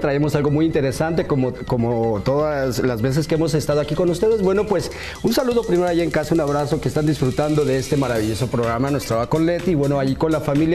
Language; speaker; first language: Spanish; native; Spanish